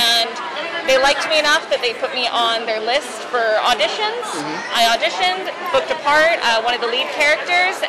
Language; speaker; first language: English; native; English